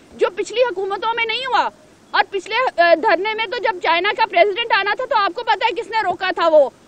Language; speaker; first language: Urdu; non-native, local second language; Punjabi